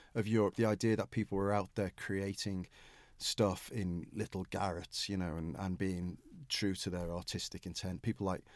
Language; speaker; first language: English; native; English